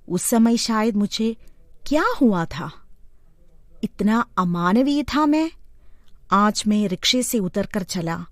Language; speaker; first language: Hindi; non-native, local second language; Malayalam